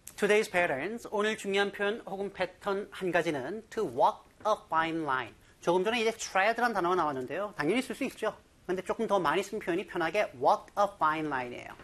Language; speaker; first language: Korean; native; Korean